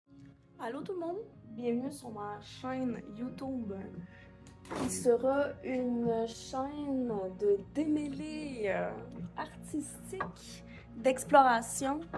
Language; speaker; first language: French; native; French